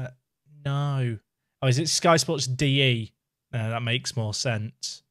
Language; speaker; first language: English; native; English